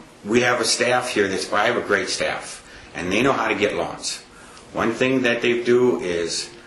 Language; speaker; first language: English; native; English